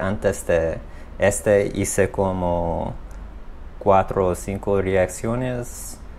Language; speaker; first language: Spanish; non-native, learner; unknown